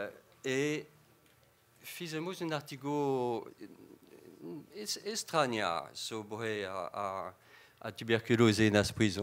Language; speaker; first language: Portuguese; non-native, fluent; French